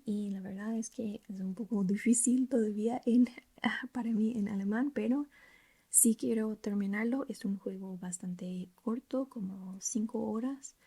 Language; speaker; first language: Spanish; non-native, learner; English